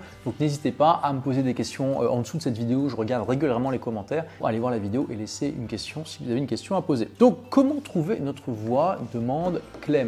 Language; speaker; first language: French; native; French